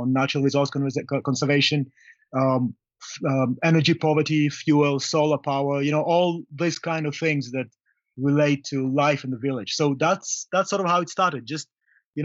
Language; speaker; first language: English; non-native, local second language; Luyia